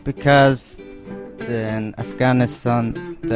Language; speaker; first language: English; non-native, learner; Persian